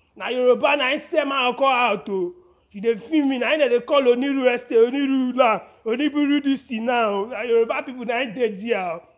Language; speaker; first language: Nigerian Pidgin; non-native, local second language; Yoruba